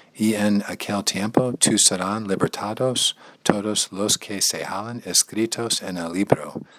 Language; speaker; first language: Spanish; non-native, learner; English